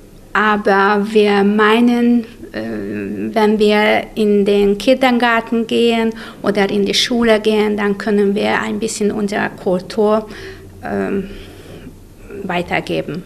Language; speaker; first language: German; non-native, local second language; Hungarian